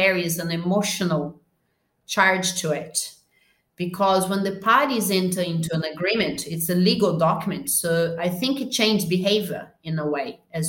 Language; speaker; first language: English; non-native, fluent; Portuguese